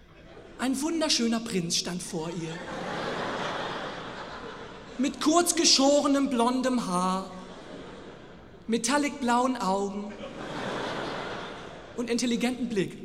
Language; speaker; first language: German; native; German